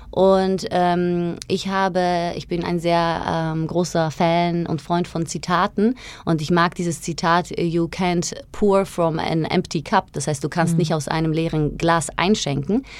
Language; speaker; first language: German; non-native, fluent; Slovak